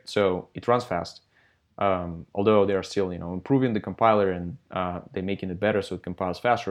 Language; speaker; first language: English; non-native, fluent; Russian